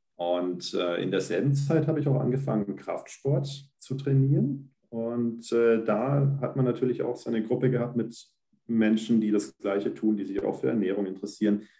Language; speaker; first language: German; native; German